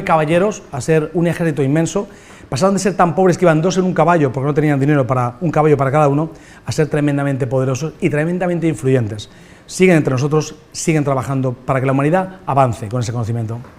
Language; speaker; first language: Spanish; native; Spanish